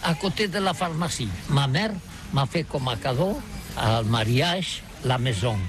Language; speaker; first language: French; non-native, learner; Catalan